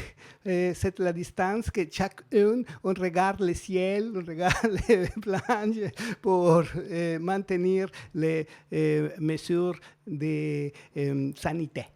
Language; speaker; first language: French; non-native, learner; Spanish